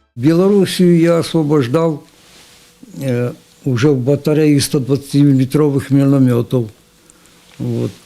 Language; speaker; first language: Russian; non-native, local second language; Ukrainian